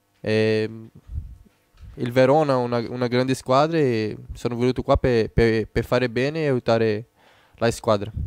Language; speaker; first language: Italian; non-native, fluent; Portuguese